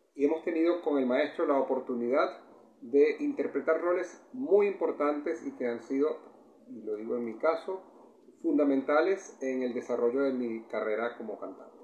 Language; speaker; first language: Spanish; native; Spanish